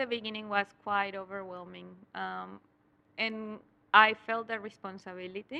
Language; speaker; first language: English; non-native, fluent; Spanish